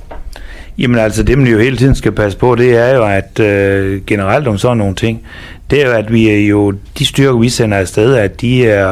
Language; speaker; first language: Danish; native; Danish